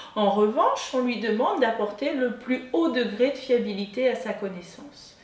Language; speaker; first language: French; native; French